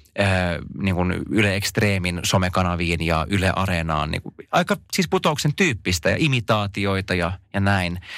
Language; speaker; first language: Finnish; non-native, local second language; Swedish